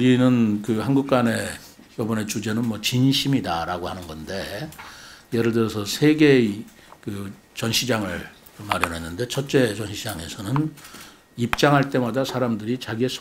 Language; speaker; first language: Korean; native; Korean